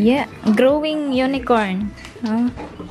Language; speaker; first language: Dutch; non-native, learner; Cebuano